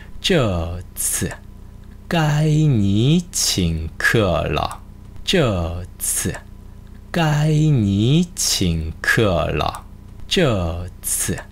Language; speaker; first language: Chinese; non-native, fluent; Korean